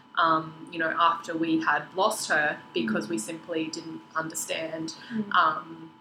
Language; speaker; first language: English; native; English